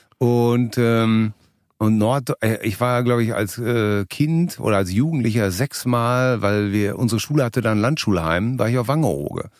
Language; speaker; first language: German; native; German